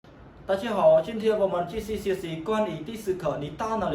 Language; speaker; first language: Chinese; non-native, fluent; Khmer